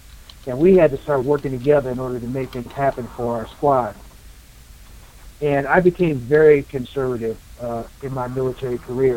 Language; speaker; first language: English; native; English